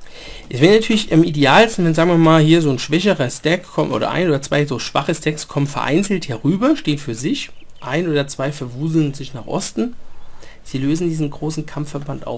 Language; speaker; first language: German; native; German